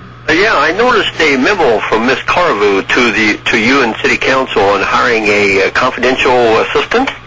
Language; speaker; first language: English; native; English